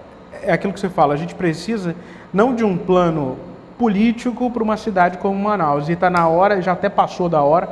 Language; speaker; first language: Portuguese; native; Portuguese